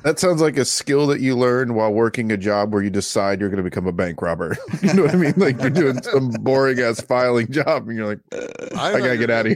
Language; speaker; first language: English; native; English